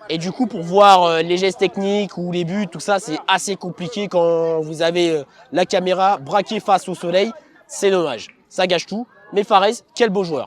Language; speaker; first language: French; native; French